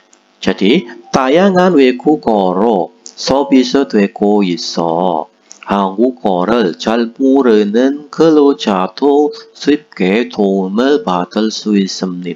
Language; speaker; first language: Korean; non-native, fluent; Indonesian